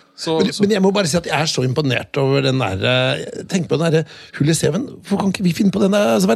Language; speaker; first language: Norwegian; native; Norwegian